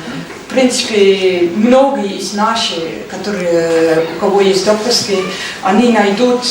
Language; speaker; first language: Russian; non-native, learner; Dutch